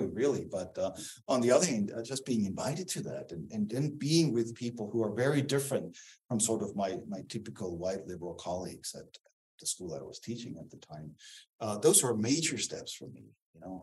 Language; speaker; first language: English; non-native, fluent; German